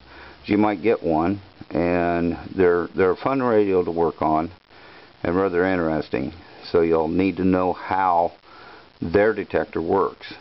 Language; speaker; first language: English; native; English